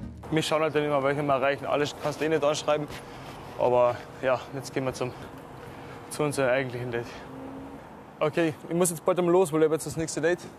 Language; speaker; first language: German; native; German